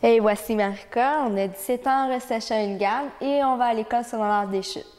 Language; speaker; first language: French; native; French